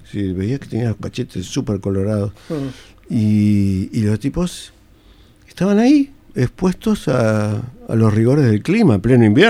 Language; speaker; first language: Spanish; native; Spanish